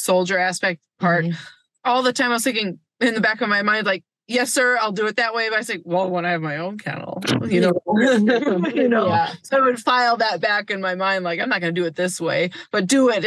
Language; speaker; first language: English; native; English